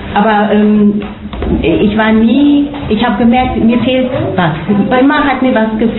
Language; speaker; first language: German; non-native, fluent; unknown